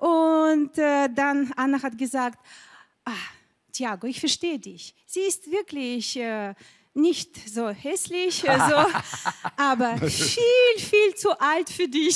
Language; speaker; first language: German; non-native, fluent; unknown